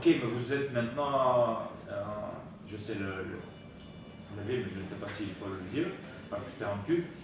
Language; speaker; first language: French; non-native, learner; Bulgarian